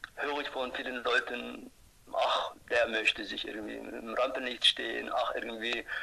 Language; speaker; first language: German; non-native, fluent; Turkish